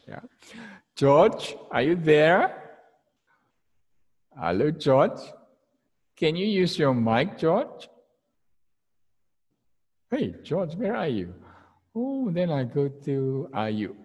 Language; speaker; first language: English; non-native, fluent; Indonesian